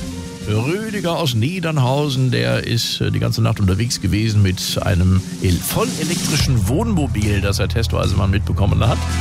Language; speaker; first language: German; native; German